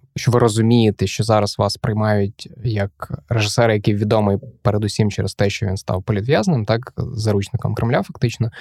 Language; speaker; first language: Ukrainian; native; Ukrainian